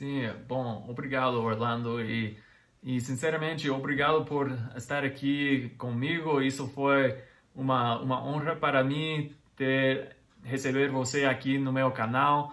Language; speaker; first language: Portuguese; non-native, fluent; English